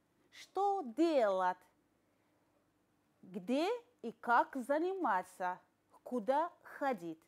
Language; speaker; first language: Russian; non-native, fluent; Arabic